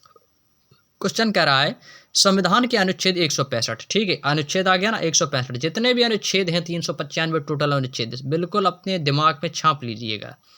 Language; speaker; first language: Hindi; native; Hindi